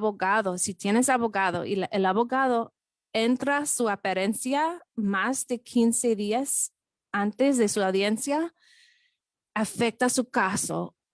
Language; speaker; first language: Spanish; non-native, fluent; English